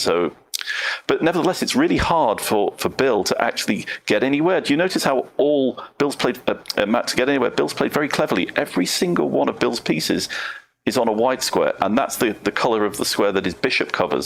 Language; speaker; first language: English; native; English